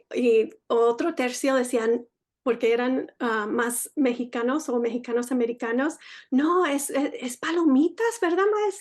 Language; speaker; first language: Spanish; early bilingual, heritage; Spanish